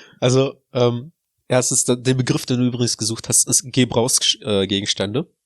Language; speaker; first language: German; early bilingual, other home language; Russian